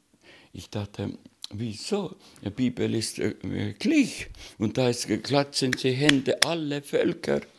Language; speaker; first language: German; non-native, learner; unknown